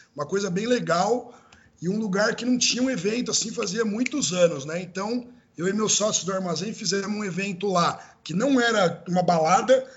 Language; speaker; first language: Portuguese; native; Portuguese